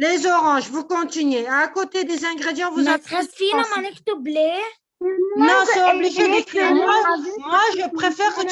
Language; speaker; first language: French; non-native, local second language; Arabic